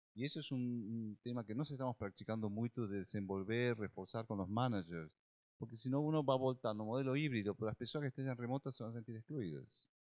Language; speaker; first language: Portuguese; non-native, learner; Spanish